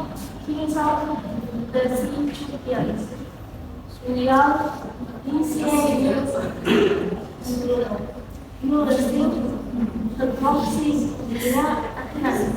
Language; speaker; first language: Chinese; non-native, learner; Indonesian